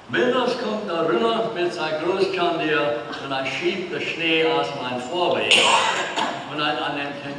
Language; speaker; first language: German; early bilingual, heritage; English